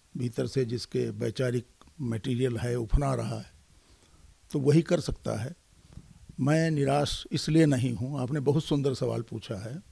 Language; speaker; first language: Hindi; native; Hindi